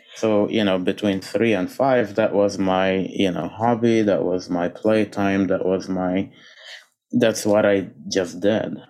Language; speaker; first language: English; non-native, fluent; Arabic